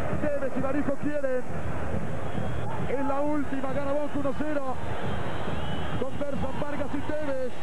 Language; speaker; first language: Spanish; native; Spanish